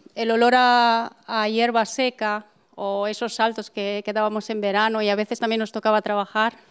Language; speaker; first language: Spanish; non-native, fluent; Romanian